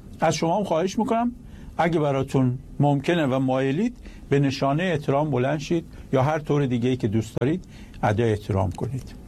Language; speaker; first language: Persian; native; Persian